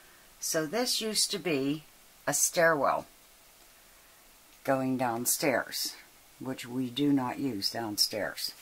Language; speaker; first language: English; native; English